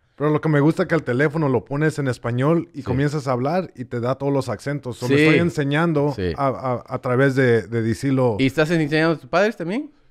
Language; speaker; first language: Spanish; early bilingual, heritage; Spanish